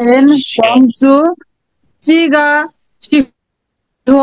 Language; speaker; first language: Chinese; non-native, learner; Bangla